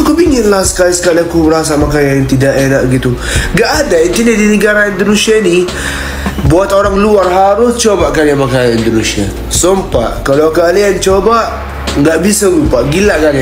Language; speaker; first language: Indonesian; non-native, fluent; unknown